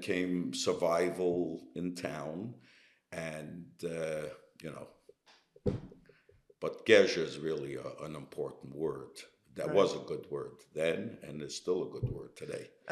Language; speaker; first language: English; early bilingual, other home language; Yiddish